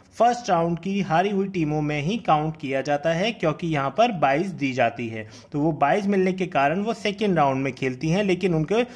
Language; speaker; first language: Hindi; native; Hindi